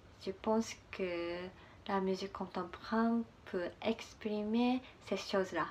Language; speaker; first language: French; non-native, learner; Japanese